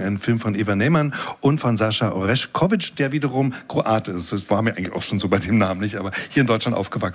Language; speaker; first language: German; native; German